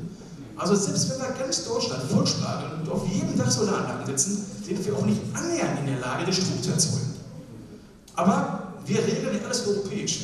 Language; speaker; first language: German; native; German